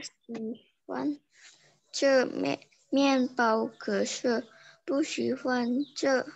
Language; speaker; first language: Chinese; non-native, learner; Indonesian